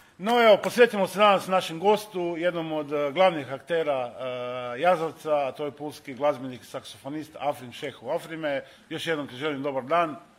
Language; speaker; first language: Croatian; native; Croatian